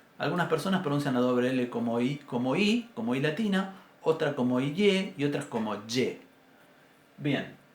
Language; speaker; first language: Spanish; native; Spanish